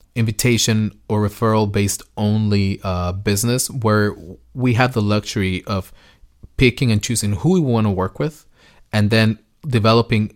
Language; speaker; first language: English; early bilingual, other home language; Spanish